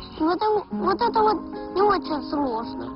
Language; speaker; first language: Russian; early bilingual, heritage; Russian